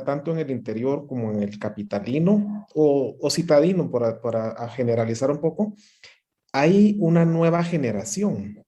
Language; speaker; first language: Spanish; native; Spanish